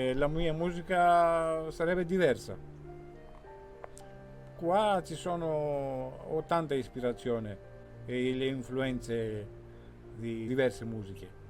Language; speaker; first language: Italian; non-native, fluent; Greek